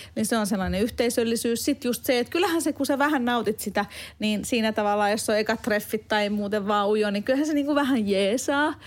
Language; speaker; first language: Finnish; non-native, fluent; Hungarian